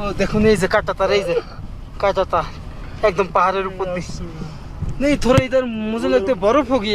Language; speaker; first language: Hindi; non-native, learner; Bangla